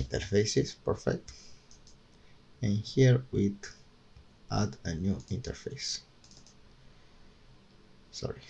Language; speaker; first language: English; non-native, fluent; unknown